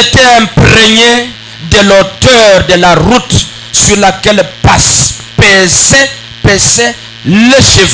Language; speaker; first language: French; non-native, local second language; Lingala